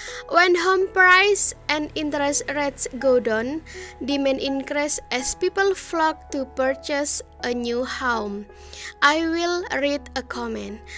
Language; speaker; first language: English; non-native, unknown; Indonesian